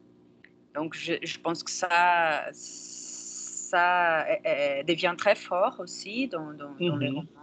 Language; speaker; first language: French; non-native, fluent; Portuguese